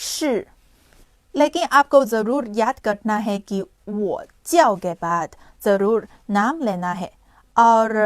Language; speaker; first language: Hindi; non-native, fluent; Chinese